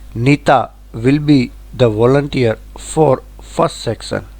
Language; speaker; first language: English; non-native, local second language; Gujarati